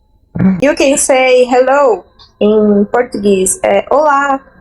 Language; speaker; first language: English; non-native, learner; Portuguese